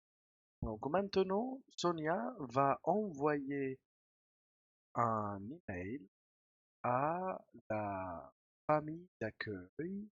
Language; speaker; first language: French; non-native, fluent; Spanish